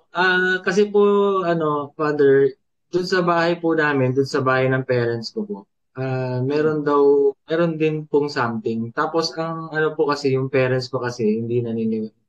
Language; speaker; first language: Filipino; native; Filipino